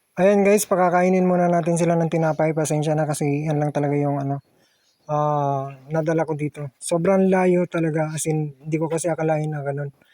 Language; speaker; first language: Filipino; native; Filipino